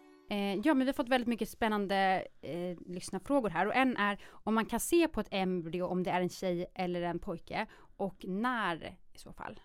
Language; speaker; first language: Swedish; native; Swedish